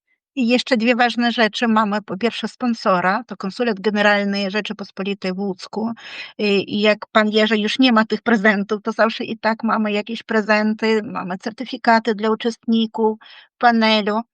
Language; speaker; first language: Polish; non-native, fluent; Ukrainian